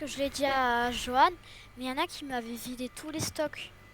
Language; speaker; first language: French; native; French